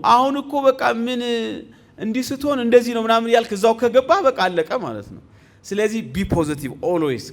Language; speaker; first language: Amharic; native; Amharic